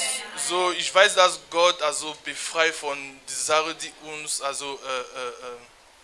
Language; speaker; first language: German; non-native, learner; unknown